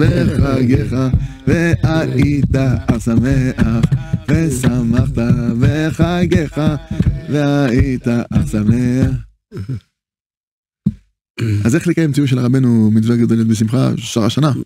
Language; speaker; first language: Hebrew; non-native, fluent; French